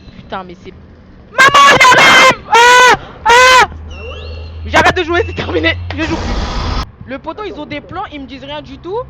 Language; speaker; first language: French; native; French